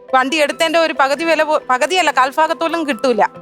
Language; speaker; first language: Malayalam; native; Malayalam